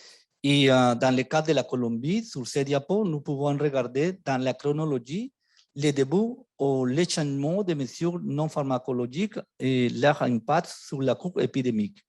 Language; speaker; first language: French; non-native, fluent; Spanish